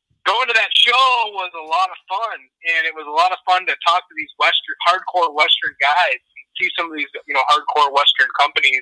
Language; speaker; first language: English; native; English